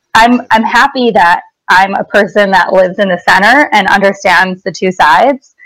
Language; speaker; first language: English; native; English